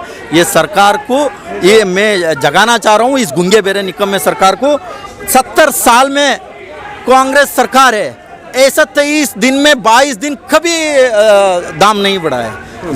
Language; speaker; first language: Hindi; non-native, local second language; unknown